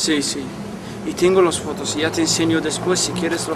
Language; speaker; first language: Spanish; non-native, learner; Arabic